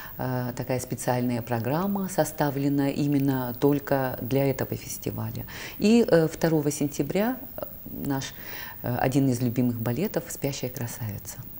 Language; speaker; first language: Russian; native; Russian